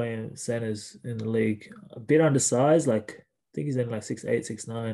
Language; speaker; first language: English; native; English